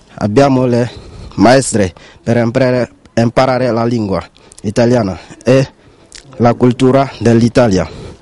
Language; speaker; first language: Italian; non-native, learner; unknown